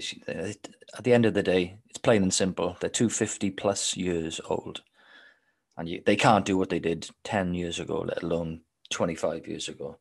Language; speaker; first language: English; native; English